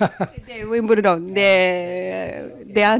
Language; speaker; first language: Spanish; non-native, fluent; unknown